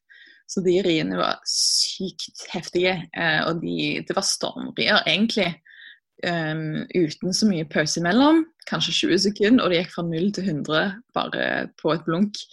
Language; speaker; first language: Norwegian; native; Norwegian